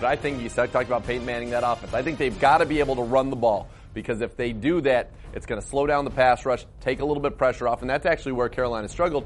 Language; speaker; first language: English; native; English